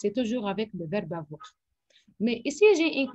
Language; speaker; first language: French; non-native, fluent; Arabic